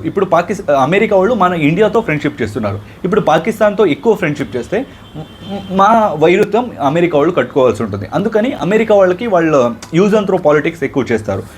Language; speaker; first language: Telugu; non-native, local second language; Kannada